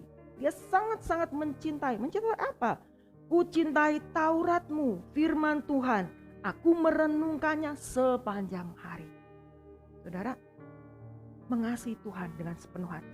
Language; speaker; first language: Indonesian; native; Indonesian